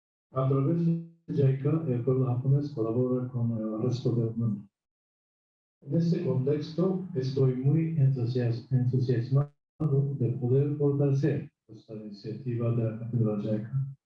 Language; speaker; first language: Spanish; non-native, fluent; Japanese